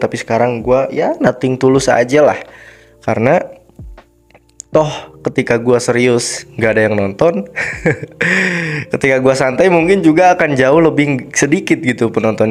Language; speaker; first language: Indonesian; native; Indonesian